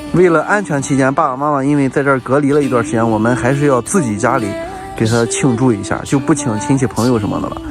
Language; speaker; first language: Chinese; native; Chinese